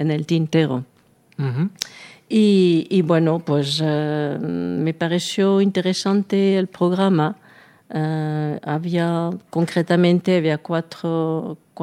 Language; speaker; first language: Spanish; non-native, fluent; French